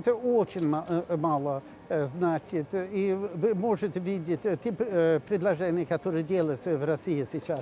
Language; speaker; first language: Russian; non-native, fluent; Swedish